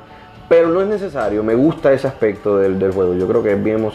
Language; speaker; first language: Spanish; native; Spanish